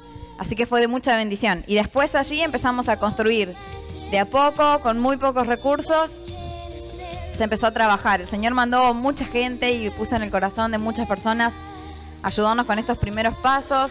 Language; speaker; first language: Spanish; native; Spanish